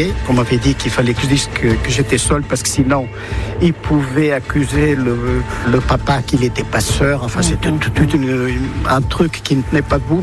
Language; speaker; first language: French; early bilingual, other home language; Portuguese